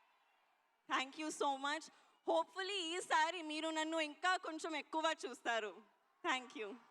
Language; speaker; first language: Telugu; non-native, learner; Hindi